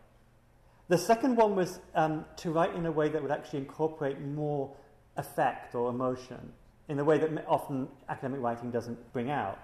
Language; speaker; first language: English; native; English